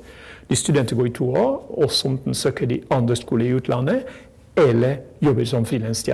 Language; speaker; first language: Norwegian; non-native, fluent; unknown